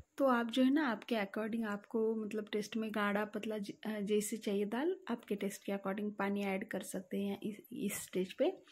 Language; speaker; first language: Hindi; non-native, local second language; Marathi